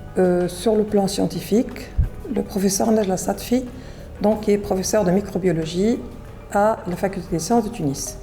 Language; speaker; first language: French; non-native, local second language; Arabic